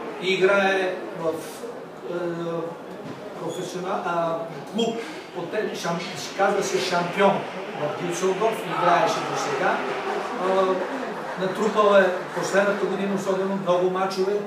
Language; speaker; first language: Bulgarian; native; Bulgarian